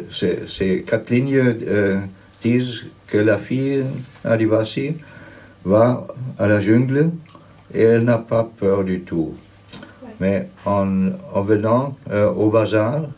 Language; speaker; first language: French; non-native, fluent; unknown